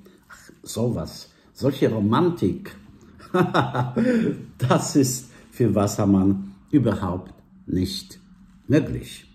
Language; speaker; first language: German; non-native, fluent; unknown